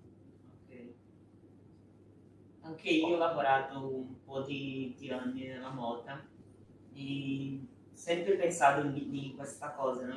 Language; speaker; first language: Italian; non-native, fluent; Portuguese